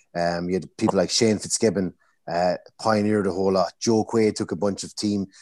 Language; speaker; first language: English; native; English